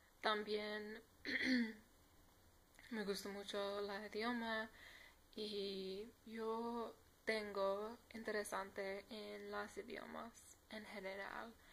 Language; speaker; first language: Spanish; non-native, learner; English